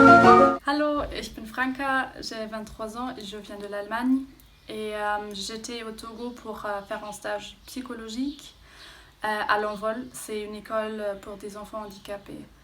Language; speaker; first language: French; non-native, fluent; German